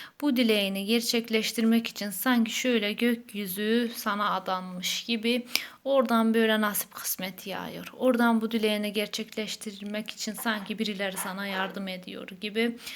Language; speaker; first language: Turkish; native; Turkish